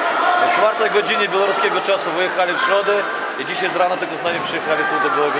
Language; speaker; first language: Polish; non-native, learner; Russian